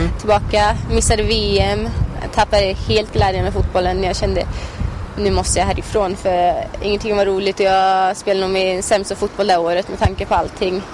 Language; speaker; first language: Swedish; early bilingual, other home language; Albanian